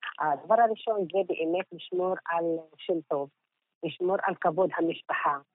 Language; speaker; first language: Hebrew; non-native, local second language; Arabic